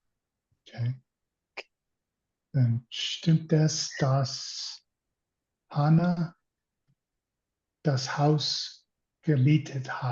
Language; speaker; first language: German; non-native, learner; English